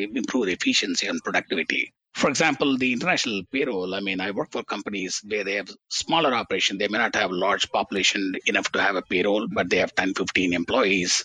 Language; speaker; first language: English; non-native, local second language; Tamil